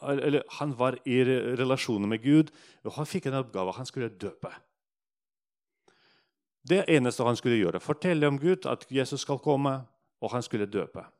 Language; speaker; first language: Norwegian; non-native, fluent; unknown